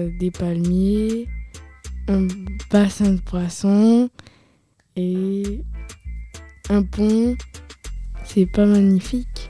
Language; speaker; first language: French; native; French